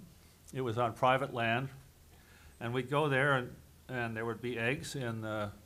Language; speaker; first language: English; native; English